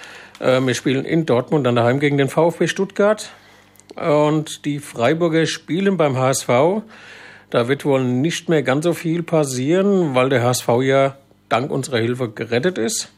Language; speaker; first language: German; native; German